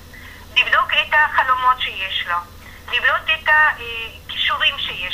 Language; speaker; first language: Hebrew; non-native, fluent; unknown